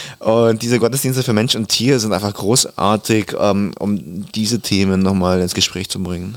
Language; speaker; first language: German; early bilingual, other home language; Russian